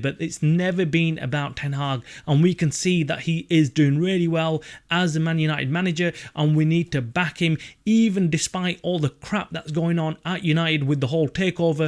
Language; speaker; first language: English; native; English